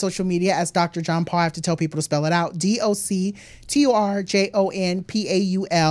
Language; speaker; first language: English; native; English